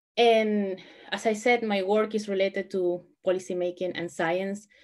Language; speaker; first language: English; non-native, fluent; Spanish